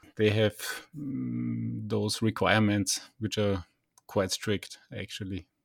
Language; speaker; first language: English; non-native, fluent; German